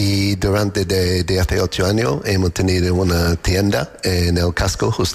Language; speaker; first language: Spanish; non-native, learner; English